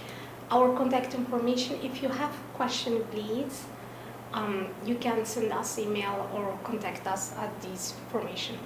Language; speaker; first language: English; non-native, fluent; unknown